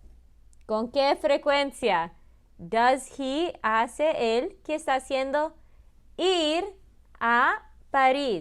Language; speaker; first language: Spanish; early bilingual, heritage; Spanish